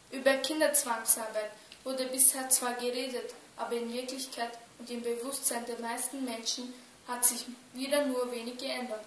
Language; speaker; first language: German; early bilingual, other home language; Turkish